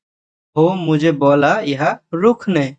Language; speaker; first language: Hindi; non-native, learner; Bangla